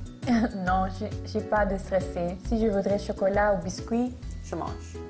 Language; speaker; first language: French; non-native, local second language; Dutch